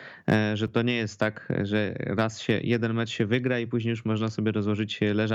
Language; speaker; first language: Polish; native; Polish